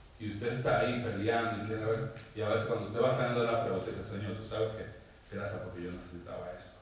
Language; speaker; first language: Spanish; native; Spanish